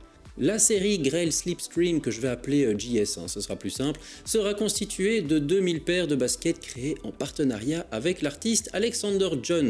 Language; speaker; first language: French; native; French